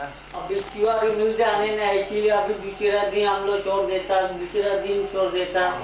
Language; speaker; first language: Hindi; non-native, local second language; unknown